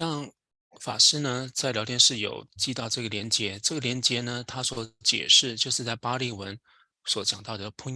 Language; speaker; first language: Chinese; native; Chinese